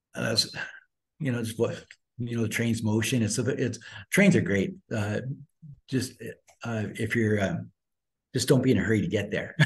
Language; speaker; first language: English; native; English